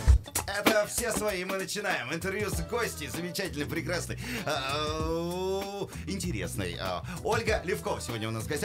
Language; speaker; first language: Russian; native; Russian